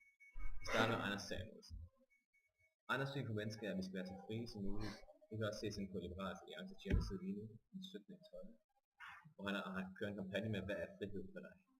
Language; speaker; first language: Danish; native; Danish